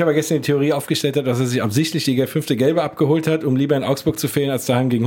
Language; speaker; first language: German; native; German